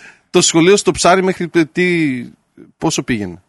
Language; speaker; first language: Greek; early bilingual, heritage; Greek